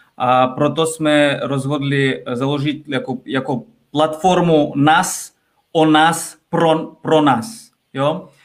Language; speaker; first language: Czech; non-native, fluent; Russian